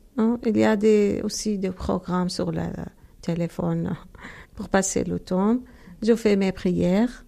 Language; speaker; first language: French; non-native, learner; Arabic